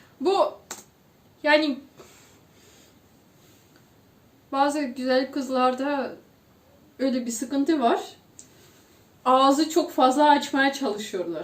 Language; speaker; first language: Turkish; non-native, fluent; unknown